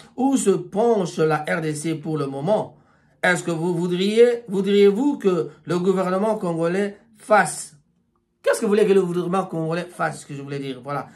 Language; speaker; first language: French; non-native, local second language; Lingala